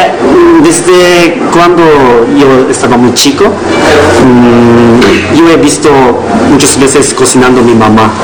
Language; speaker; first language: Spanish; non-native, learner; Japanese